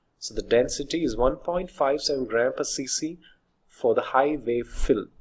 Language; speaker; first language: English; non-native, local second language; Malayalam